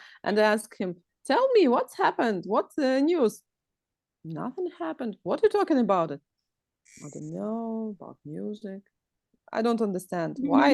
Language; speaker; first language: English; non-native, learner; Russian